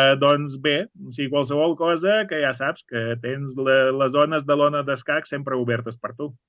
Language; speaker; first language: Catalan; native; Catalan